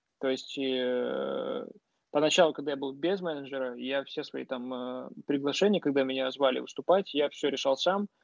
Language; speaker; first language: Russian; native; Russian